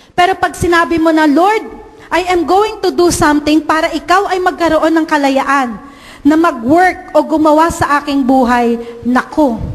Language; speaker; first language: Filipino; native; Filipino